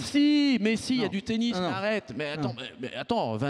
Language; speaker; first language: French; native; French